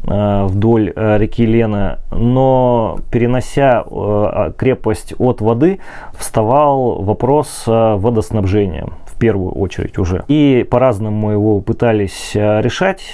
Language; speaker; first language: Russian; native; Russian